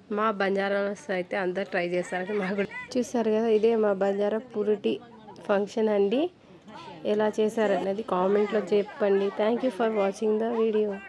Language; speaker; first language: Telugu; non-native, local second language; Lambadi